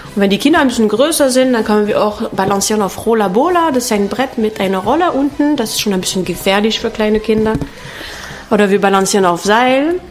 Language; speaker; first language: German; non-native, fluent; French